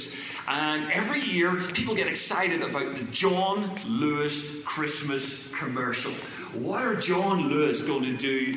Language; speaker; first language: English; native; English